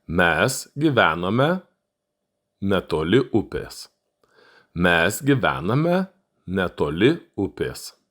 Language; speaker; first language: Lithuanian; non-native, fluent; Russian